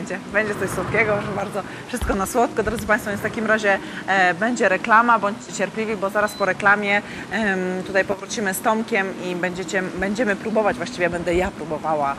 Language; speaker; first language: Polish; native; Polish